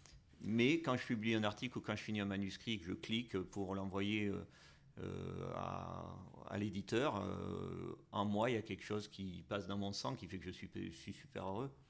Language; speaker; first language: French; native; French